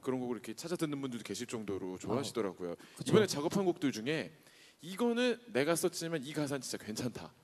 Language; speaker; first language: Korean; native; Korean